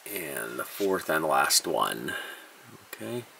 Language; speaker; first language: English; native; English